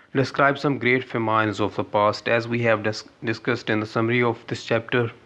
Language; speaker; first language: English; non-native, local second language; Urdu